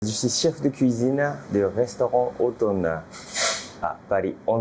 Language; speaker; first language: French; non-native, fluent; Japanese